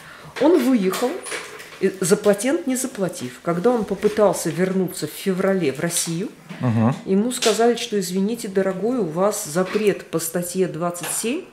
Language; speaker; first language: Russian; native; Russian